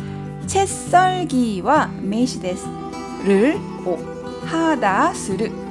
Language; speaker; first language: Japanese; non-native, fluent; Korean